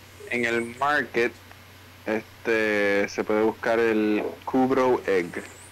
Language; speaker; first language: Spanish; early bilingual, heritage; Spanish